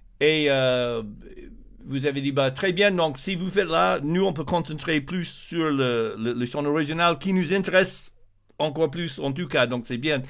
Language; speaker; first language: French; non-native, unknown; English